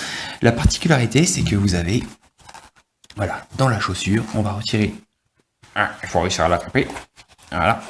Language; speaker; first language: French; native; French